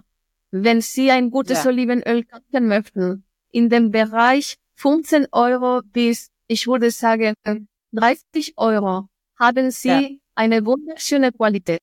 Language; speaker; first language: German; non-native, fluent; Spanish